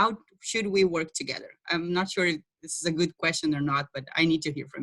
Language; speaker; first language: English; non-native, fluent; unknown